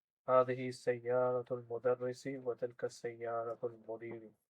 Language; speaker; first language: Arabic; non-native, learner; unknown